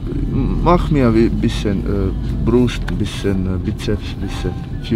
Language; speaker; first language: German; non-native, fluent; Croatian